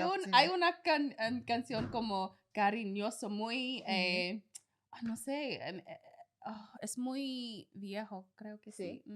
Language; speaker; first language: Spanish; non-native, learner; English